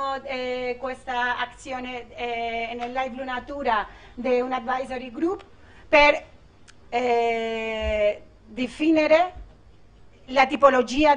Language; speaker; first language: Italian; non-native, learner; Spanish